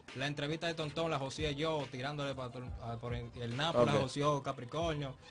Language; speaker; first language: Spanish; native; Spanish